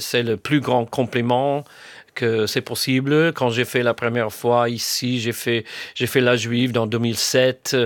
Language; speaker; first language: French; non-native, fluent; English